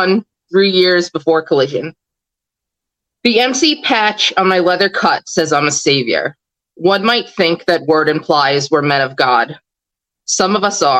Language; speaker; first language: English; native; English